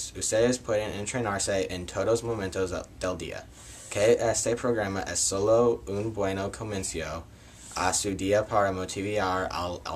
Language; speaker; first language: Spanish; non-native, learner; English